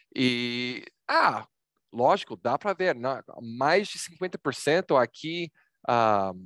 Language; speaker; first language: Portuguese; non-native, fluent; English